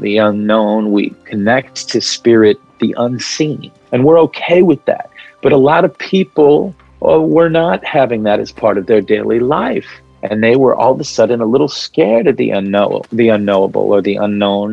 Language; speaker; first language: English; early bilingual, other home language; Arabic